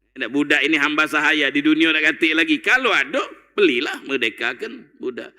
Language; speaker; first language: Malay; native; Malay